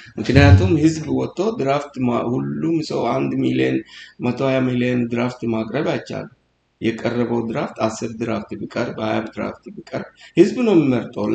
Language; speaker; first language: Amharic; non-native, local second language; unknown